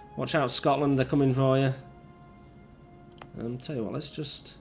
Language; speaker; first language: English; native; English